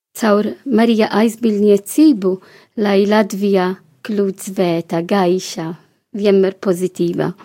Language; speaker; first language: Latvian; non-native, fluent; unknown